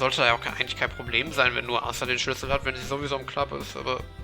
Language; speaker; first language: German; native; German